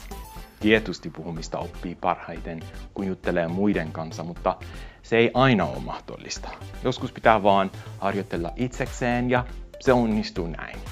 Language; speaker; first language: Finnish; non-native, fluent; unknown